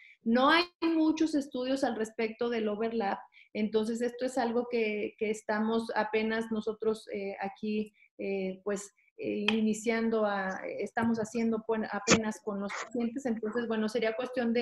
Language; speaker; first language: Spanish; native; Spanish